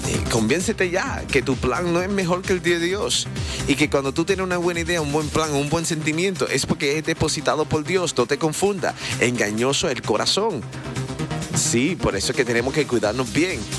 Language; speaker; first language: Spanish; native; Spanish